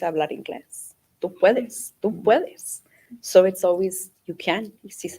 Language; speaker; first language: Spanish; early bilingual, heritage; Spanish